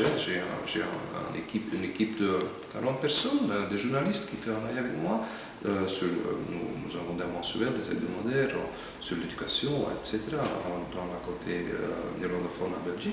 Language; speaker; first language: French; non-native, local second language; Dutch